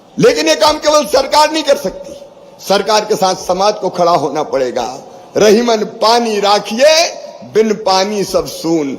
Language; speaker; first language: Hindi; native; Hindi